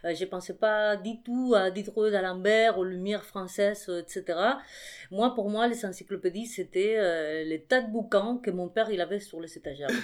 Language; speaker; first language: French; non-native, fluent; Spanish